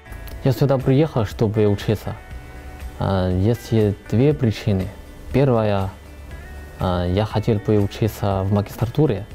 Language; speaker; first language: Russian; non-native, learner; Chinese